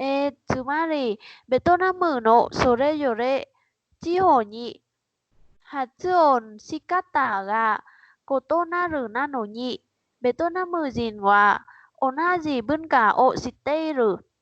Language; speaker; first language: Japanese; non-native, learner; Vietnamese